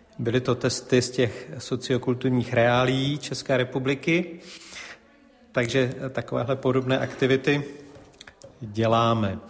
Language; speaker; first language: Czech; native; Czech